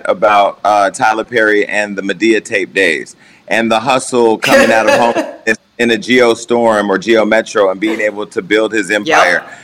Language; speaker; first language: English; native; English